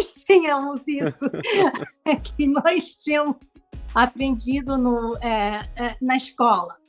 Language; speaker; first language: Portuguese; non-native, local second language; Spanish